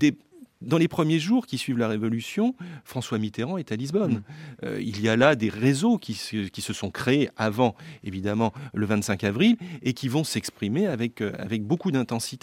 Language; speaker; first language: French; native; French